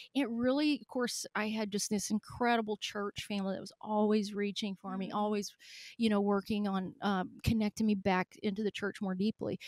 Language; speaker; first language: English; native; English